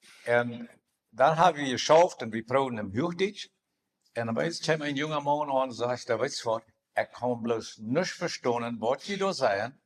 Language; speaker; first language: German; non-native, learner; Plautdietsch